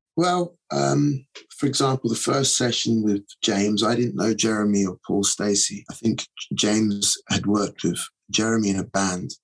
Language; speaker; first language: English; native; English